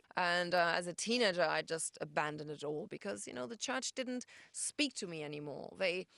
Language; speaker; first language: English; non-native, fluent; German